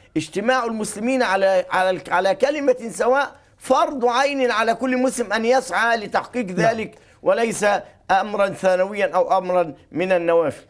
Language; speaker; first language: Arabic; native; Arabic